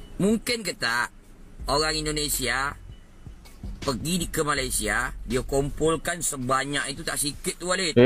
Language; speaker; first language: Malay; native; Malay